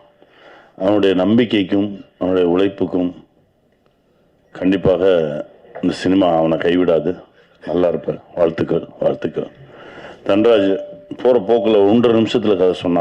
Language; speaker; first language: Tamil; native; Tamil